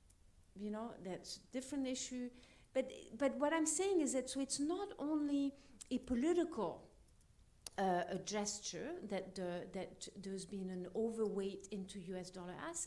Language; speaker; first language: English; non-native, fluent; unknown